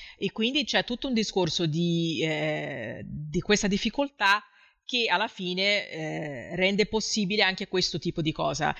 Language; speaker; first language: Italian; non-native, fluent; Portuguese